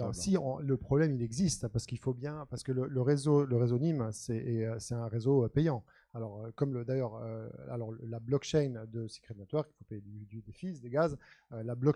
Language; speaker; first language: French; native; French